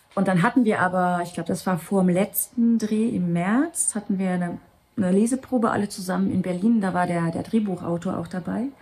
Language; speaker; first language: German; non-native, local second language; Luxembourgish